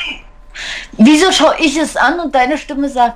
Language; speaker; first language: German; native; German